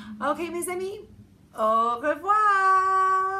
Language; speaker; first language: French; non-native, learner; English